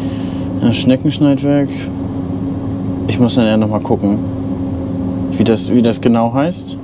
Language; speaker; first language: German; native; German